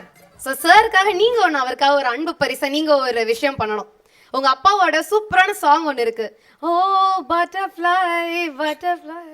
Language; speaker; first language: Tamil; native; Tamil